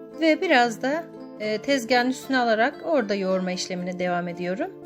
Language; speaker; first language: Turkish; native; Turkish